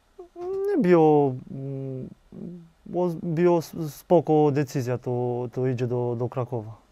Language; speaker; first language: Polish; non-native, learner; Romanian